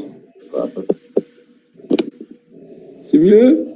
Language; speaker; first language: French; native; French